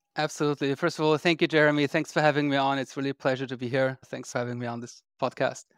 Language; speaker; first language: English; non-native, fluent; German